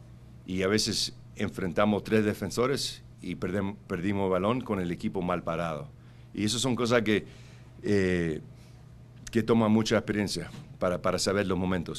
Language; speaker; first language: Spanish; early bilingual, heritage; Spanish